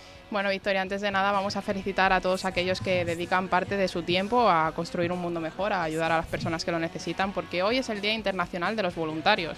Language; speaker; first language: Spanish; native; Spanish